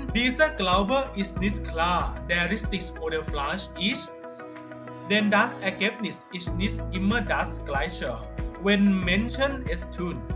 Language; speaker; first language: German; non-native, learner; Thai